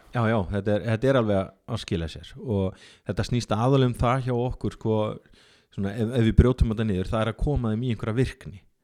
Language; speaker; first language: Icelandic; native; Icelandic